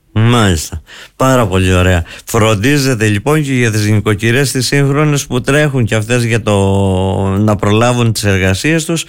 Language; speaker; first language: Greek; native; Greek